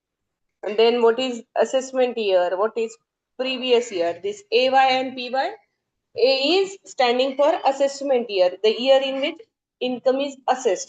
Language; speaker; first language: English; non-native, local second language; Hindi